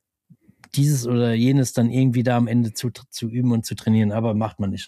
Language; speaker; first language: German; native; German